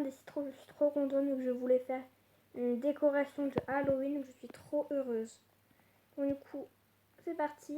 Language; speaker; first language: French; native; French